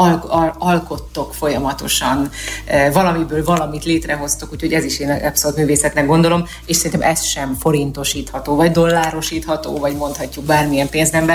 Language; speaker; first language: Hungarian; native; Hungarian